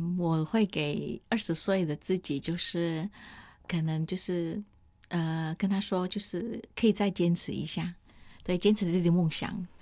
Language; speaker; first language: Chinese; non-native, fluent; Indonesian